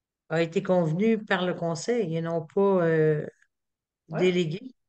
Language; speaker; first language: French; native; French